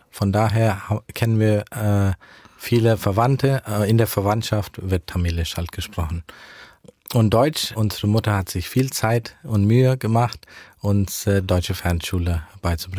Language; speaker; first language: German; early bilingual, heritage; German